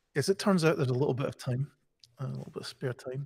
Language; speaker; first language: English; native; English